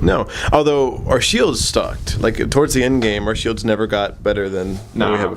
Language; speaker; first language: English; native; English